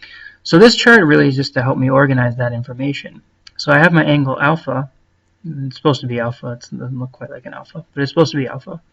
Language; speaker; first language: English; native; English